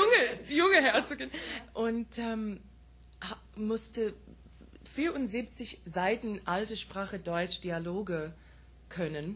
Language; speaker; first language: German; non-native, fluent; English